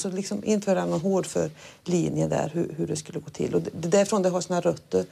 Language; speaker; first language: Swedish; native; Swedish